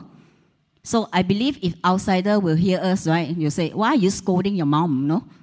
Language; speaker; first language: English; non-native, local second language; Cantonese